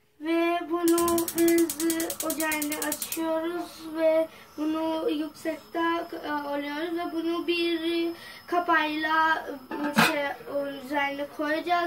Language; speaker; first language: Turkish; non-native, learner; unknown